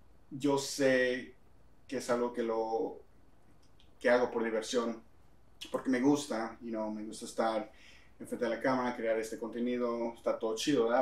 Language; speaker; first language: Spanish; early bilingual, heritage; Spanish